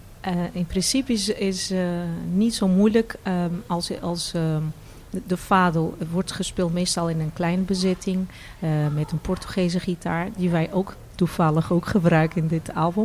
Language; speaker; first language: Dutch; non-native, fluent; Portuguese